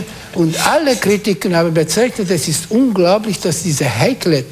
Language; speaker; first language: German; non-native, fluent; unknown